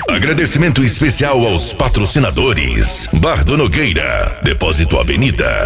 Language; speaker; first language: Portuguese; native; Portuguese